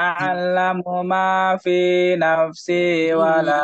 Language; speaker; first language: Arabic; non-native, learner; Indonesian